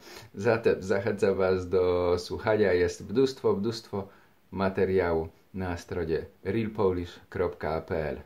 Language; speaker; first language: Polish; native; Polish